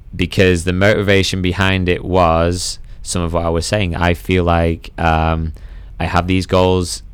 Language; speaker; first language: English; native; English